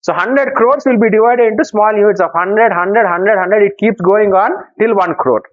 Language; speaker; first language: English; non-native, local second language; Telugu